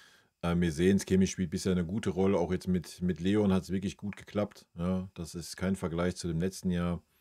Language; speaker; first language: German; native; German